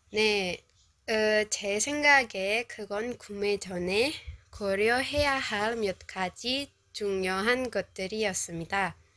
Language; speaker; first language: Korean; non-native, learner; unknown